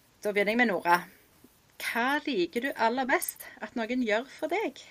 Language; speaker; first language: Norwegian; native; Norwegian